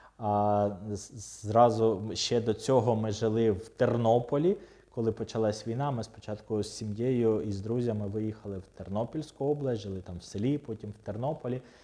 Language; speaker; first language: Ukrainian; non-native, local second language; Russian